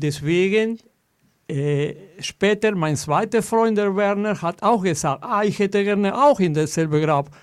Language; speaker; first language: German; non-native, fluent; Spanish